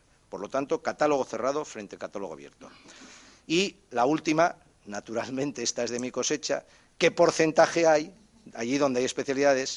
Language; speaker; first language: Spanish; native; Spanish